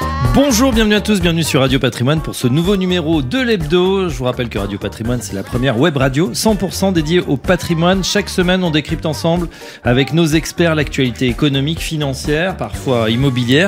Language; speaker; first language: French; native; French